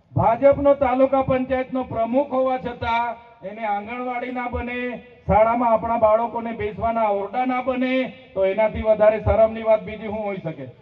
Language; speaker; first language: Gujarati; non-native, local second language; Vasavi